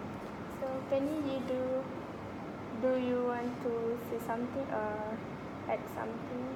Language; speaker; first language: English; non-native, local second language; Malay